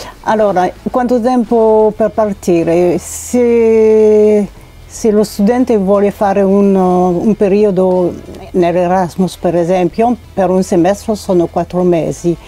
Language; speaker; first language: Italian; non-native, learner; French